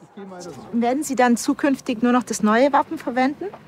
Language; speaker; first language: German; native; German